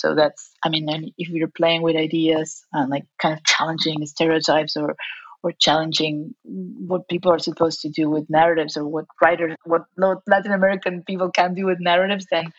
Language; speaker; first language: English; non-native, fluent; Spanish